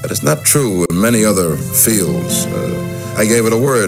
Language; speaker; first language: English; native; English